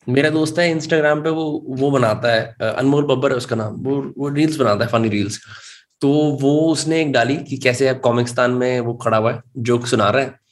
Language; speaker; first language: Hindi; native; Hindi